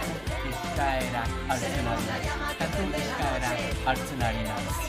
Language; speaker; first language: Basque; non-native, learner; English